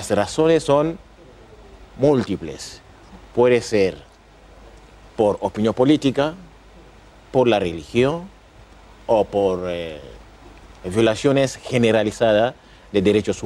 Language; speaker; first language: Spanish; non-native, fluent; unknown